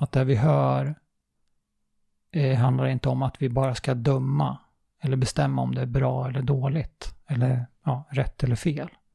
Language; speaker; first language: Swedish; native; Swedish